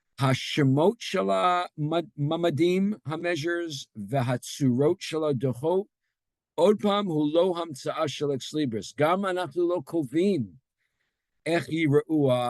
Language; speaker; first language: Hebrew; non-native, fluent; English